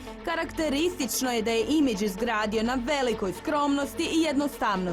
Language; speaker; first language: Croatian; native; Croatian